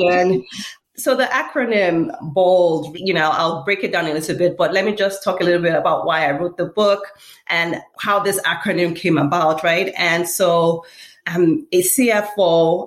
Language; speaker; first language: English; non-native, local second language; Yoruba